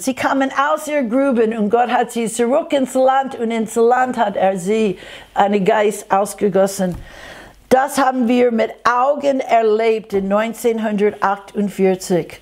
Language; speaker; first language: German; non-native, fluent; English